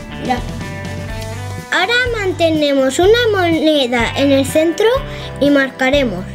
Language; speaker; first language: Spanish; native; Spanish